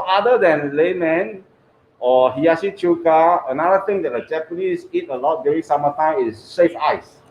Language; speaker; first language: English; non-native, fluent; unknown